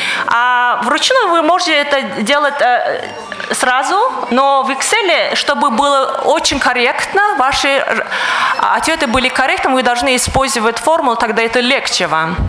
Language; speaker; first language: Russian; non-native, fluent; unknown